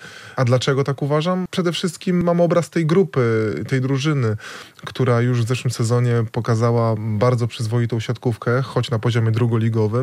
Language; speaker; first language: Polish; native; Polish